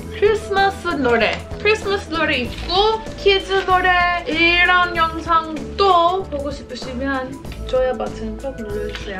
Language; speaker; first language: Korean; non-native, fluent; English